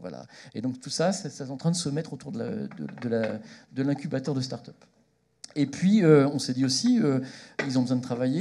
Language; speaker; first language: French; native; French